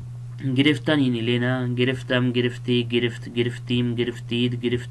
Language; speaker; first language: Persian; non-native, fluent; Urdu